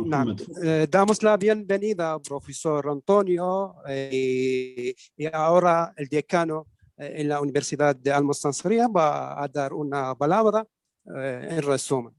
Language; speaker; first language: Spanish; non-native, learner; Arabic